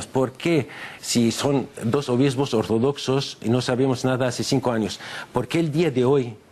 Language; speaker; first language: Spanish; non-native, fluent; Arabic